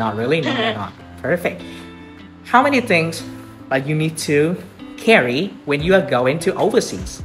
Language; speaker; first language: English; non-native, fluent; Vietnamese